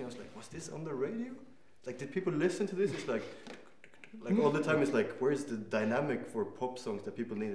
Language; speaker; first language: English; non-native, fluent; Danish